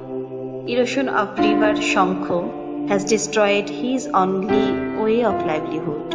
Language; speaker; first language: English; non-native, local second language; Bangla